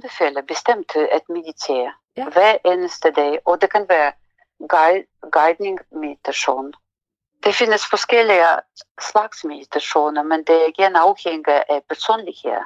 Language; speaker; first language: Danish; non-native, fluent; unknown